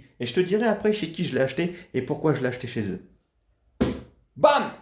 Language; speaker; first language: French; native; French